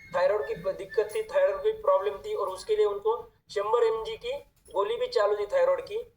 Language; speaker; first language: Hindi; non-native, local second language; Marathi